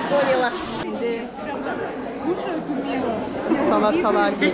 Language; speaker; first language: Turkish; early bilingual, heritage; Turkish